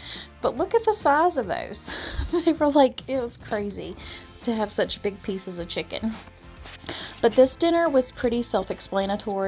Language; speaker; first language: English; native; English